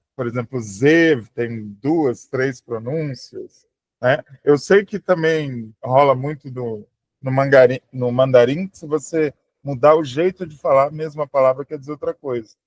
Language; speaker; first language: Portuguese; native; Portuguese